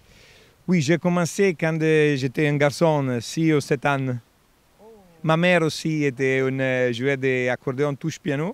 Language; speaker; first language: French; non-native, fluent; Italian